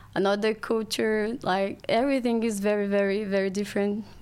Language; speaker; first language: English; non-native, learner; Portuguese